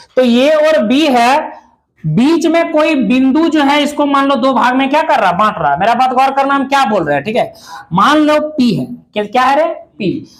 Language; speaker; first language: Hindi; native; Hindi